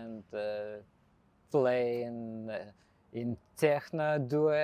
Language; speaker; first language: English; non-native, learner; Belarusian